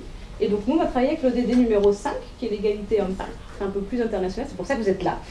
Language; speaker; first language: French; native; French